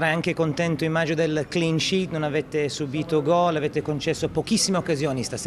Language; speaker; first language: Italian; native; Italian